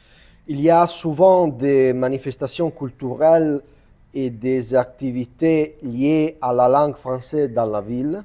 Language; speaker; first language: French; non-native, learner; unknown